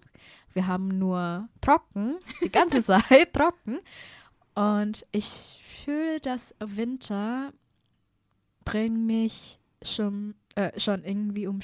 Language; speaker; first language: German; non-native, fluent; Indonesian